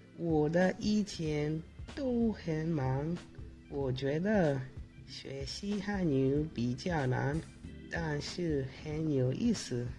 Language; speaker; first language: Chinese; non-native, learner; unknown